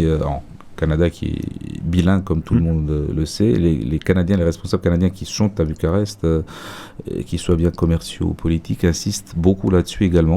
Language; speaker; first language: French; native; French